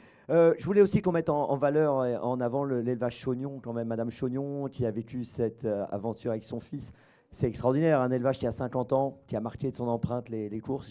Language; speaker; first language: French; native; French